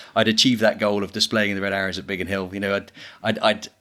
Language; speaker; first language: English; native; English